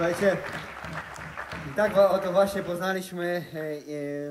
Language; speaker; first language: Polish; native; Polish